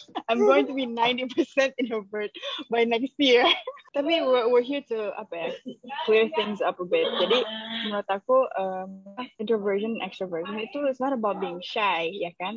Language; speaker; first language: English; early bilingual, other home language; Indonesian